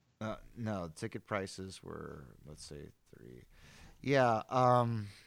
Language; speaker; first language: English; native; English